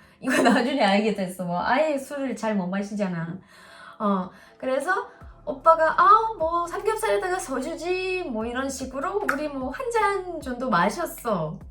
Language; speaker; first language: Korean; non-native, learner; Russian